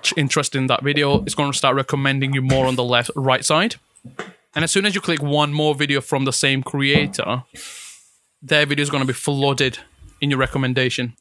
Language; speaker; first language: English; non-native, fluent; Italian